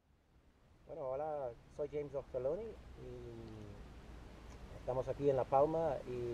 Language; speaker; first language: Spanish; non-native, fluent; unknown